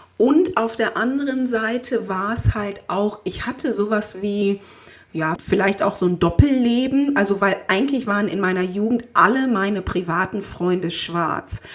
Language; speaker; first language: German; native; German